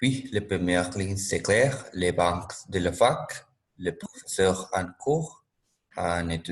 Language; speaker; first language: French; non-native, learner; Spanish